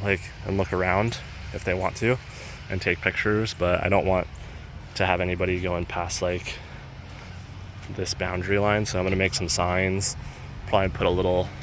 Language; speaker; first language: English; native; English